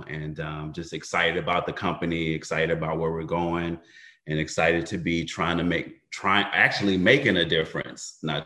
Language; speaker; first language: English; native; English